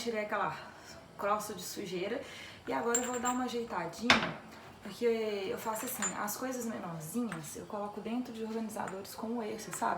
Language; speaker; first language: Portuguese; native; Portuguese